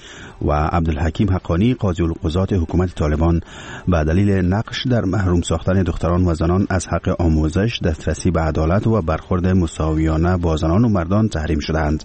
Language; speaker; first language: Persian; native; Persian